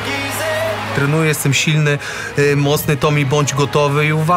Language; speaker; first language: Polish; native; Polish